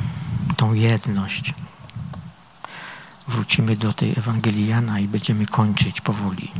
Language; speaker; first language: Polish; native; Polish